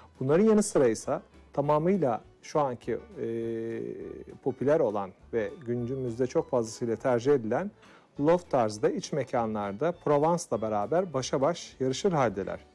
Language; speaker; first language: Turkish; native; Turkish